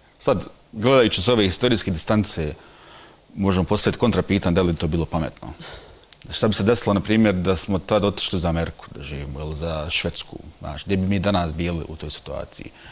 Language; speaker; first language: Bosnian; early bilingual, heritage; Bosnian